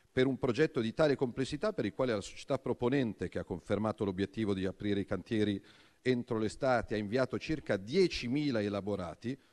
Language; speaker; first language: Italian; native; Italian